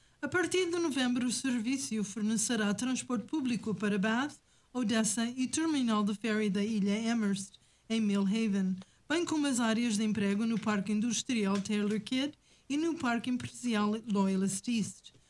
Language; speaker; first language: Portuguese; native; Portuguese